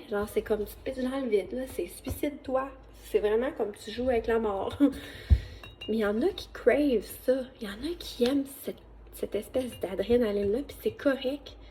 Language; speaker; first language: French; native; French